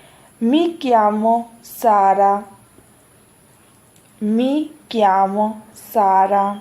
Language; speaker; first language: Italian; non-native, fluent; Urdu